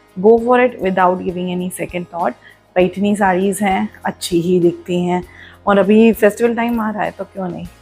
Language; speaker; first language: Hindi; non-native, local second language; Marathi